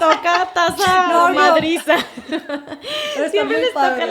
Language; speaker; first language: Spanish; native; Spanish